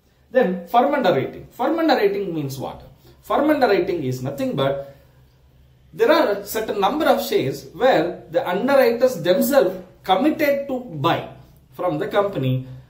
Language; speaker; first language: English; non-native, local second language; Kannada